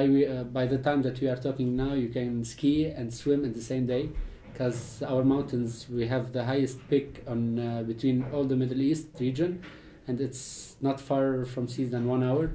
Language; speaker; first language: English; non-native, fluent; Arabic